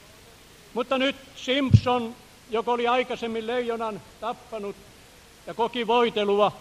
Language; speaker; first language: Finnish; native; Finnish